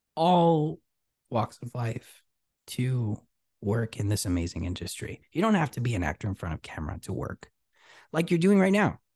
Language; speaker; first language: English; early bilingual, other home language; Spanish